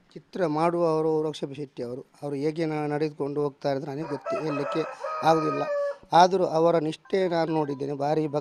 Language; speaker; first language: Kannada; non-native, local second language; Tulu